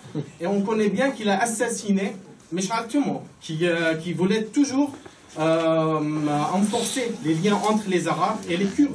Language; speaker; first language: French; non-native, fluent; Arabic